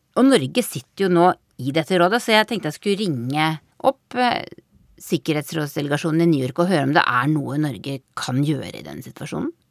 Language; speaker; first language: Norwegian; native; Norwegian